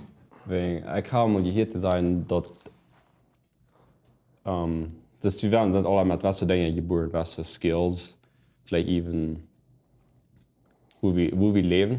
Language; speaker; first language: German; non-native, learner; Plautdietsch